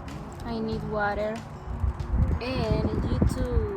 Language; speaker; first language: English; non-native, learner; Spanish